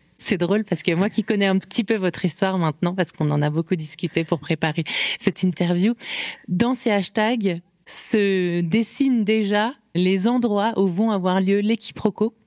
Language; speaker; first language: French; native; French